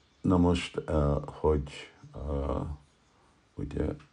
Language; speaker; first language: Hungarian; early bilingual, heritage; Hungarian